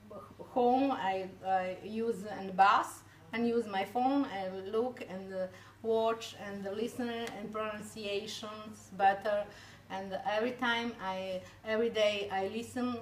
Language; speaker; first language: English; non-native, learner; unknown